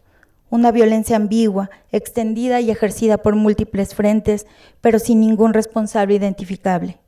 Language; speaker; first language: Spanish; native; Spanish